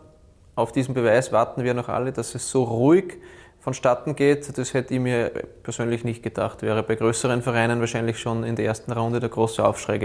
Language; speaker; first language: German; native; German